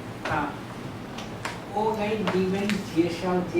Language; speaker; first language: Chinese; non-native, learner; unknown